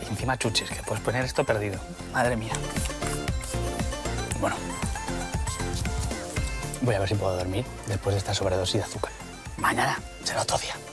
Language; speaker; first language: Spanish; native; Spanish